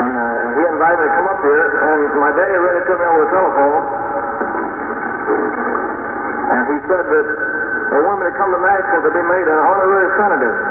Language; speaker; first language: English; native; English